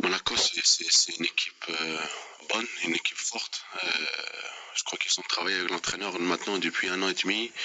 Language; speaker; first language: French; non-native, fluent; Danish